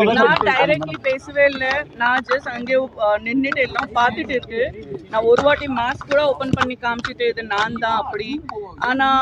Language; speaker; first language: Tamil; non-native, fluent; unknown